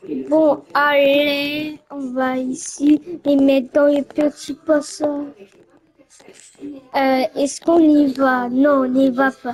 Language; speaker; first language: French; native; French